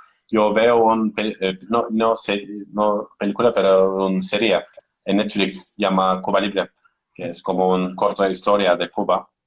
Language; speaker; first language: Spanish; non-native, learner; Turkish